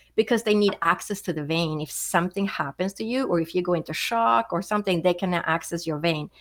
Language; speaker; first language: English; non-native, fluent; Swedish